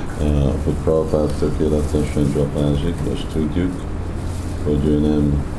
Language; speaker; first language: Hungarian; early bilingual, heritage; Hungarian